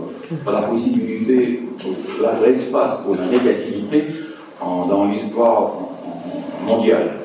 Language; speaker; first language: French; non-native, fluent; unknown